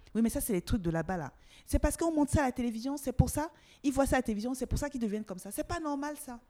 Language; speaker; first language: French; native; French